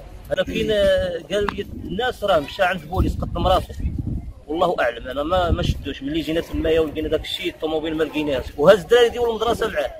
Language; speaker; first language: Arabic; native; Arabic